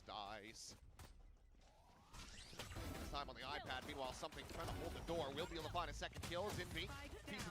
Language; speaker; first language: English; native; English